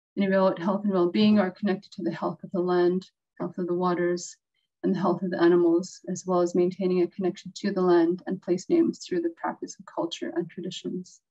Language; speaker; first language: English; native; English